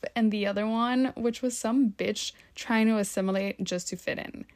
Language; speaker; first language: English; early bilingual, other home language; Spanish